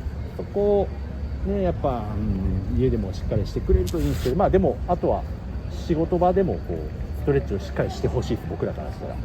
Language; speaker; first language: Japanese; native; Japanese